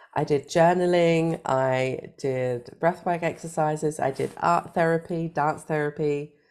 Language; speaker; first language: English; native; English